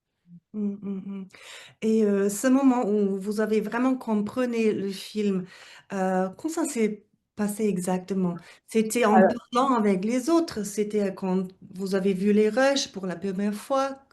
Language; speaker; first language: French; non-native, fluent; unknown